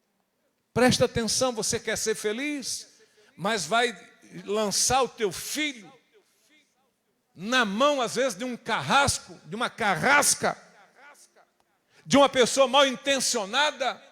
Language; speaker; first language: Portuguese; native; Portuguese